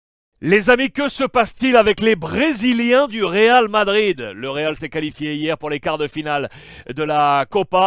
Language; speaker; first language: French; native; French